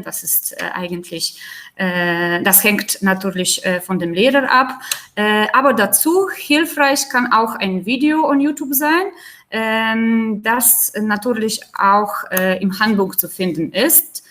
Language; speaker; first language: German; non-native, fluent; Polish